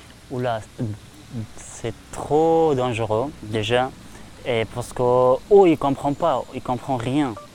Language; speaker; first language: French; non-native, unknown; Persian